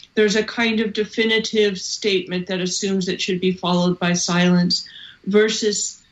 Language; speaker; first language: English; native; English